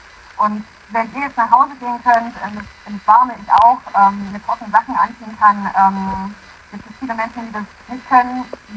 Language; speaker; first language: German; native; German